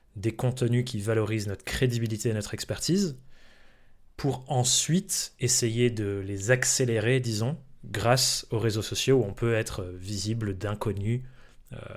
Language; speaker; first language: French; early bilingual, other home language; English